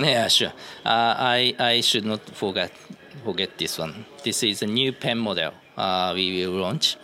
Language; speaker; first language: English; non-native, learner; Japanese